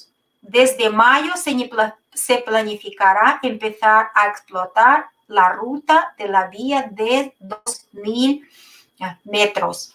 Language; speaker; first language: Spanish; non-native, fluent; Russian